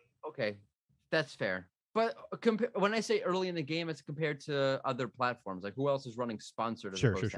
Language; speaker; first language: English; native; English